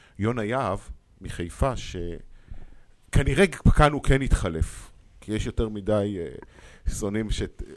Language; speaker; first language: Hebrew; native; Hebrew